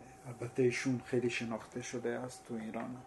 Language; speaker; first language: Persian; non-native, fluent; Italian